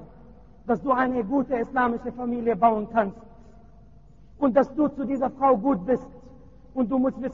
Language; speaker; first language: German; non-native, learner; Arabic